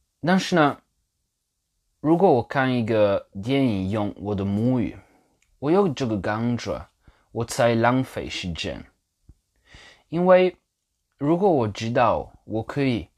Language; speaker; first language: Chinese; non-native, fluent; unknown